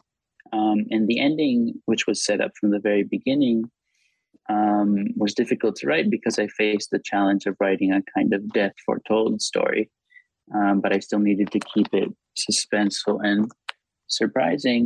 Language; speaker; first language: English; non-native, fluent; Hebrew